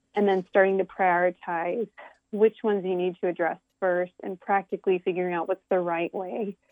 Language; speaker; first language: English; native; English